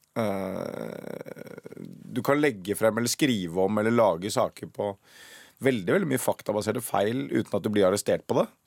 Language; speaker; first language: Norwegian; native; Norwegian